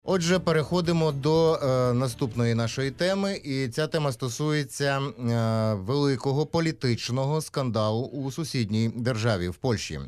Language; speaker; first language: Ukrainian; native; Ukrainian